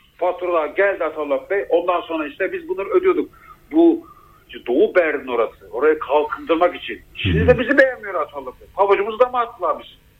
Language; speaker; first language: Turkish; early bilingual, heritage; Turkish